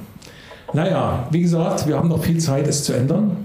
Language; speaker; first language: German; native; German